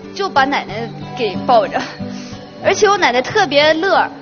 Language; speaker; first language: Chinese; native; Chinese